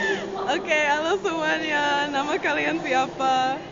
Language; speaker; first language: Indonesian; non-native, learner; English